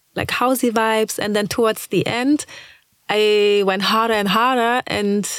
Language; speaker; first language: English; early bilingual, other home language; German